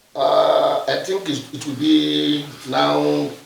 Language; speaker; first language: English; non-native, local second language; Yoruba